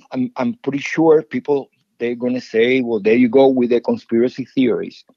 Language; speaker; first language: English; non-native, fluent; Spanish